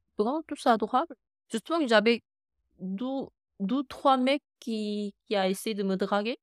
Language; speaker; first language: French; non-native, fluent; Korean